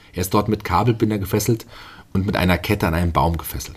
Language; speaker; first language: German; native; German